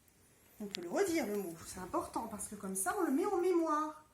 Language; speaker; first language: French; native; French